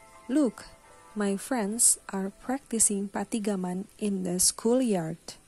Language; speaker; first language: English; non-native, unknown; Indonesian